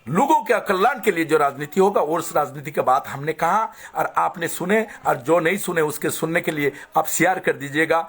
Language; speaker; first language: Hindi; non-native, local second language; Bangla